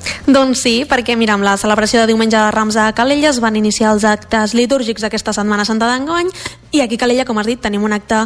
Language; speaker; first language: Catalan; native; Catalan